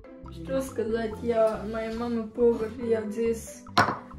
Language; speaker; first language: Russian; early bilingual, heritage; Russian